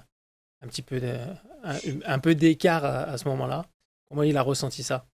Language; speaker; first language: French; native; French